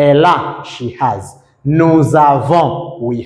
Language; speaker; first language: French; non-native, fluent; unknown